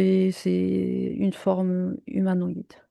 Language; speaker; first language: French; native; French